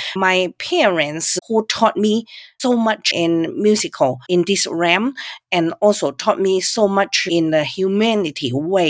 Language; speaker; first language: English; non-native, fluent; Cantonese